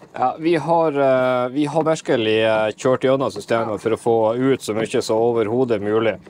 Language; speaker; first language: Norwegian; native; Norwegian